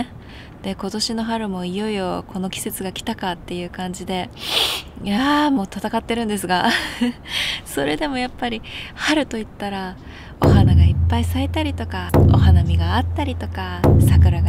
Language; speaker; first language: Japanese; native; Japanese